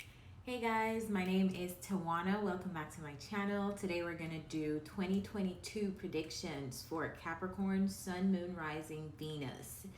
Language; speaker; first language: English; native; English